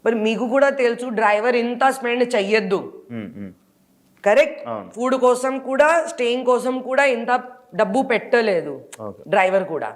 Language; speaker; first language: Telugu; non-native, local second language; Hindi